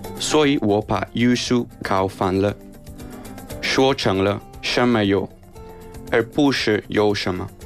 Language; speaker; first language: Chinese; non-native, learner; Spanish